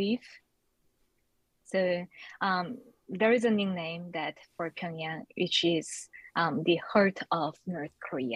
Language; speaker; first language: English; non-native, fluent; Korean